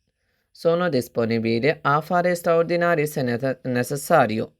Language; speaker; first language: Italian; non-native, fluent; Bangla